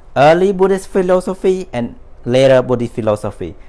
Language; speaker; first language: English; non-native, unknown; Khmer